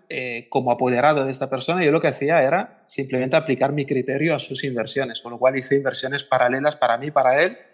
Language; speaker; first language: Spanish; non-native, fluent; Italian